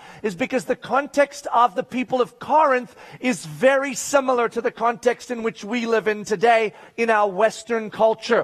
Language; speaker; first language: English; native; English